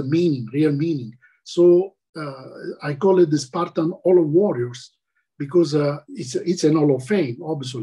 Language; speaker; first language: English; non-native, learner; Italian